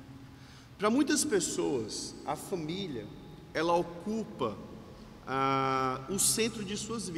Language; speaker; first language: Portuguese; native; Portuguese